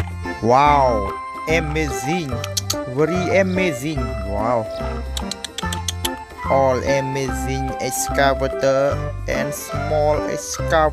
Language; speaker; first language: English; non-native, learner; Khmer